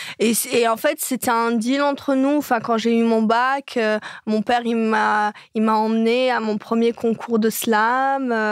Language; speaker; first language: French; non-native, local second language; Arabic